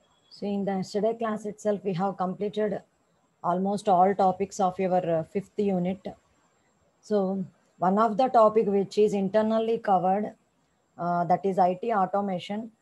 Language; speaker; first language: English; non-native, local second language; Telugu